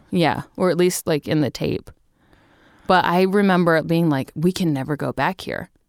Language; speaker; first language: English; native; English